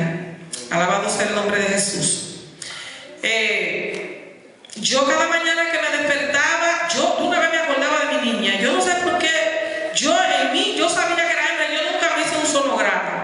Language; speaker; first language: Spanish; native; Spanish